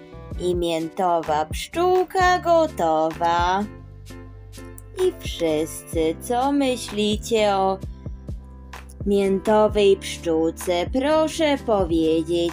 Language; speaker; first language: Polish; early bilingual, heritage; Polish